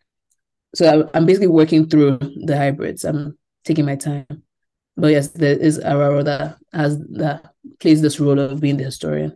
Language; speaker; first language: English; non-native, local second language; Yoruba